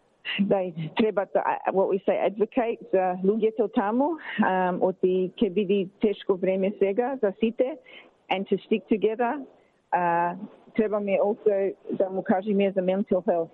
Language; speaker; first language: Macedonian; early bilingual, heritage; Macedonian